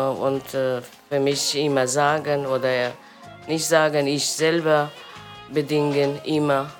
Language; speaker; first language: German; non-native, learner; Persian